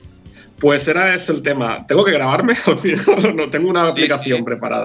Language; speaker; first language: Spanish; native; Spanish